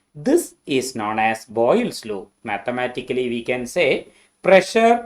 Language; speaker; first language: English; non-native, local second language; Malayalam